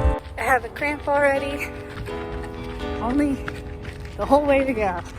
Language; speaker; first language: English; native; English